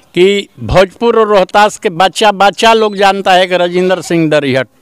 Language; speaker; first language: Hindi; native; Hindi